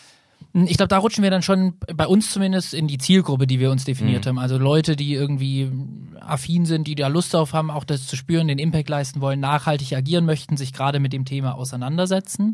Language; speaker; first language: German; native; German